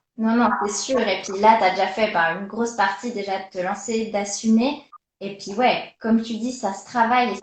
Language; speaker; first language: French; native; French